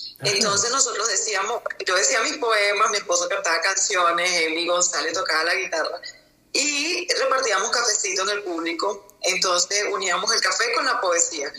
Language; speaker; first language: Spanish; native; Spanish